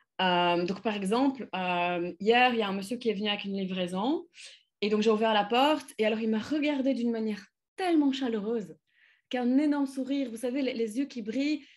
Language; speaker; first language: French; non-native, fluent; Polish